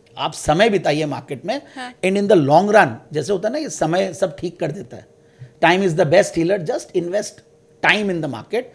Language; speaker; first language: Hindi; native; Hindi